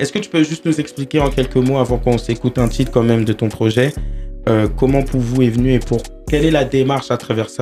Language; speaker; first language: French; native; French